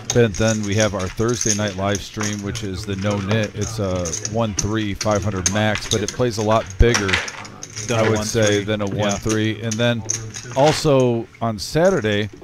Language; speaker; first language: English; native; English